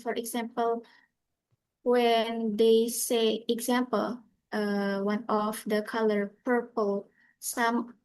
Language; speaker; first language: English; non-native, fluent; Indonesian